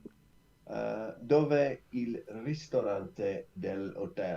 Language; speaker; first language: Italian; non-native, learner; English